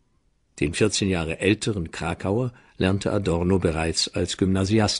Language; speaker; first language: German; native; German